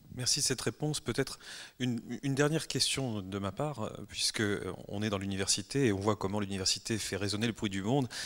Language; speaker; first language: French; native; French